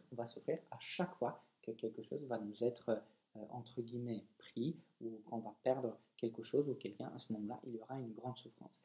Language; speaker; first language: French; non-native, fluent; Polish